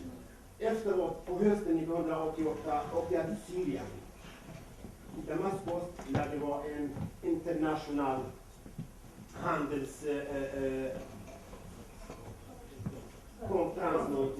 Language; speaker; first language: Swedish; non-native, fluent; Kurdish